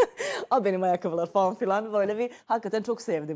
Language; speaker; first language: Turkish; non-native, learner; Serbian